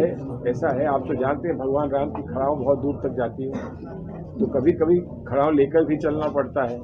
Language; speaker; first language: Hindi; native; Hindi